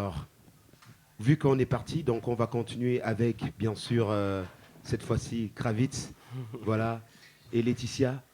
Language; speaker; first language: French; native; French